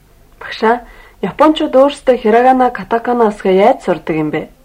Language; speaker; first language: Mongolian; native; Mongolian